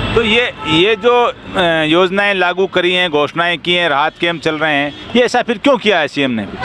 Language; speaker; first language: Hindi; native; Hindi